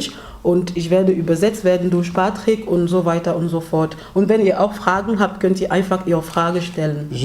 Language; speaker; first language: German; non-native, learner; French